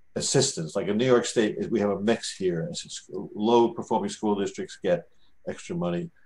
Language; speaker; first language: English; native; English